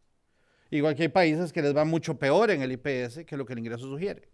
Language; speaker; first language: Spanish; native; Spanish